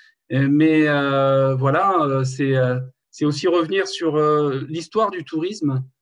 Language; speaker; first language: French; native; French